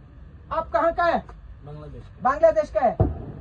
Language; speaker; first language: Hindi; non-native, local second language; Kannada